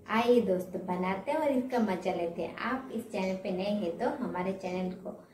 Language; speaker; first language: Hindi; non-native, local second language; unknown